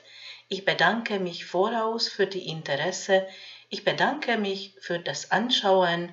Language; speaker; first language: German; non-native, fluent; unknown